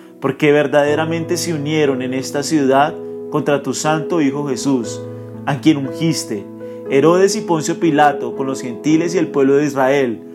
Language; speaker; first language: Spanish; native; Spanish